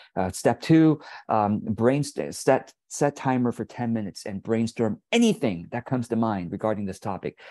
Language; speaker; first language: English; early bilingual, other home language; Chinese